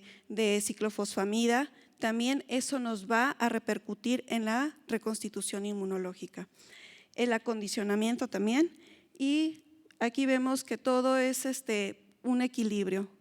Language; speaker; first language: Spanish; native; Spanish